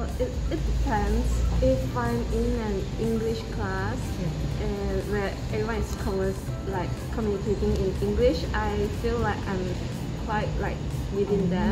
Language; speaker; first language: English; non-native, fluent; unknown